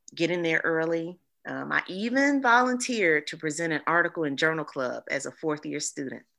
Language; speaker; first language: English; native; English